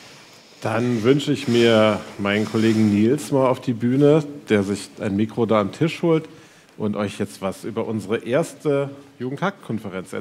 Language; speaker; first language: German; native; German